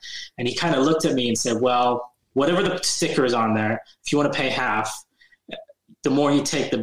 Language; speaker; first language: English; native; English